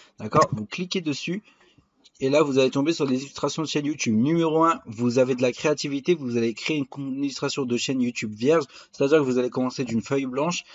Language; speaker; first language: French; native; French